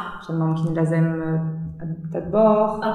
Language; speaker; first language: Arabic; non-native, learner; German